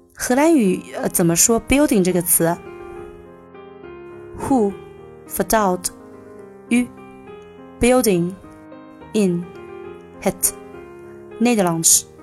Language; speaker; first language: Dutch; non-native, fluent; Chinese